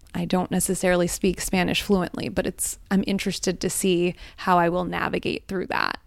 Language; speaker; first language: English; early bilingual, other home language; Gujarati